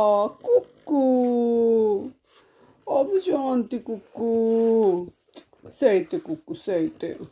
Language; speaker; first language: French; non-native, learner; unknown